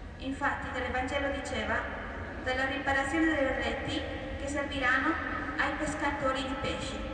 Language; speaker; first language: Italian; non-native, fluent; Spanish